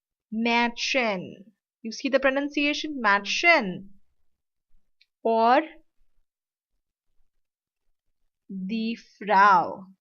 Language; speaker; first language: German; non-native, learner; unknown